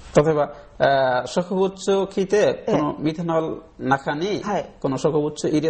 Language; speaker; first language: Japanese; non-native, learner; Bangla